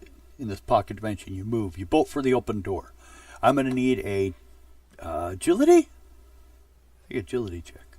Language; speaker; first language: English; native; English